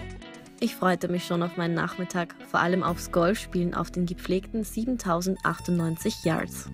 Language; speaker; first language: German; native; German